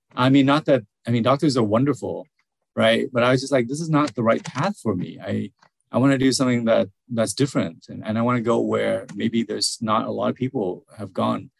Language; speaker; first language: English; early bilingual, other home language; Vietnamese